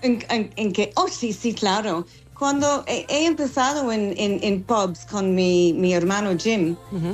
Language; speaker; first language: Spanish; non-native, learner; English